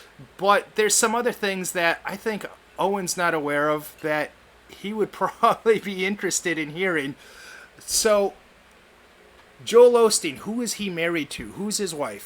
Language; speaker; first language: English; native; English